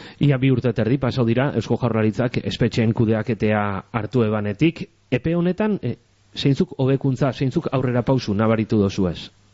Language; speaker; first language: Basque; native; Basque